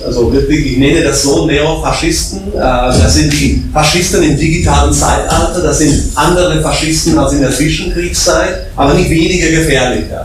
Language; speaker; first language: German; non-native, fluent; Slovak